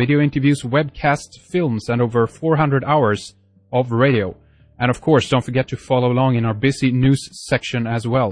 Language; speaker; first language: English; non-native, fluent; Swedish